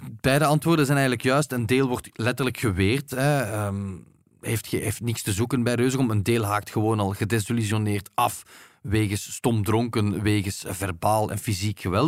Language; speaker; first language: Dutch; native; Dutch